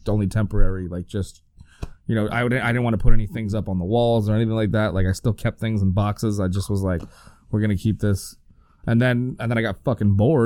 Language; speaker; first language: English; native; English